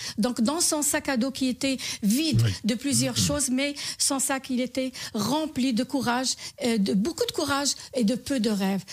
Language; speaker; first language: French; non-native, local second language; Arabic